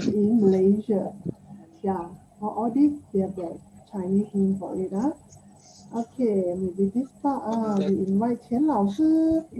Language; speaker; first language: English; non-native, local second language; Chinese